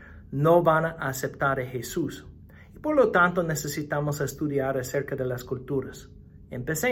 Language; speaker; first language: Spanish; non-native, fluent; English